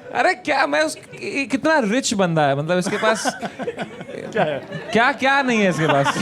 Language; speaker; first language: Hindi; native; Hindi